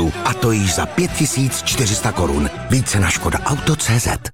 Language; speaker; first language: Czech; native; Czech